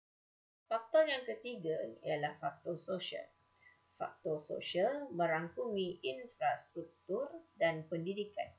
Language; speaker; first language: Malay; native; Malay